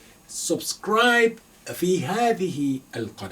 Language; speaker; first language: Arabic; non-native, fluent; Yoruba